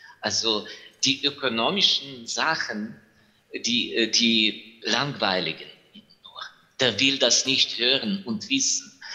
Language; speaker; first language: German; non-native, fluent; Ukrainian